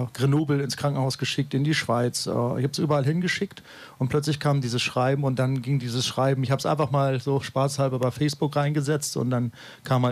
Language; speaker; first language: German; native; German